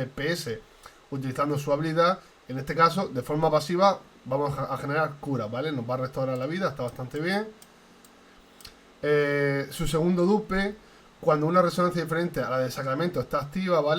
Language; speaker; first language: Spanish; native; Spanish